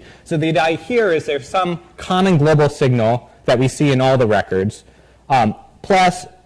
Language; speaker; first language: English; native; English